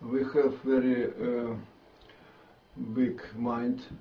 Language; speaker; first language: English; non-native, learner; Russian